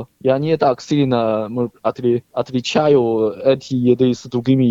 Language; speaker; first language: Russian; non-native, learner; Chinese